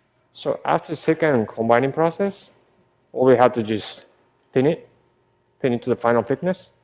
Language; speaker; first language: English; non-native, fluent; Japanese